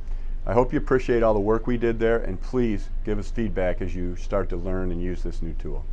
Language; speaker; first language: English; native; English